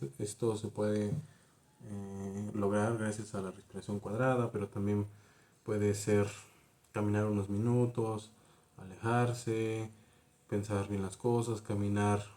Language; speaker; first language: Spanish; native; Spanish